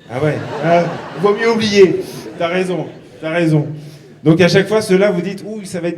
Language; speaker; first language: French; native; French